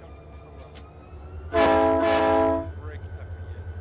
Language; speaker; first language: English; non-native, learner; French